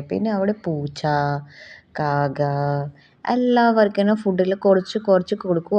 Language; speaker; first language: Malayalam; non-native, learner; Hindi